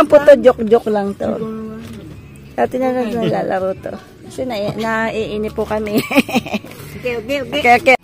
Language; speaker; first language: Filipino; native; Filipino